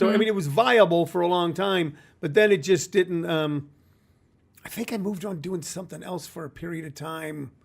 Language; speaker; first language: English; native; English